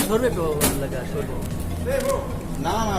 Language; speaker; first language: Hindi; non-native, learner; Bangla